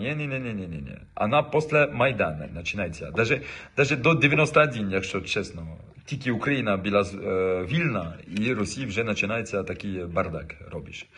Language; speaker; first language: Ukrainian; non-native, learner; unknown